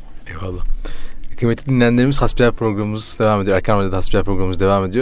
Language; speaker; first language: Turkish; native; Turkish